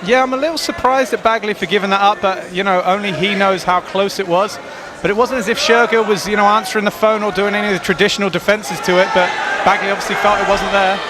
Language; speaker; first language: English; native; English